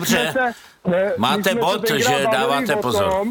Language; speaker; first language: Czech; native; Czech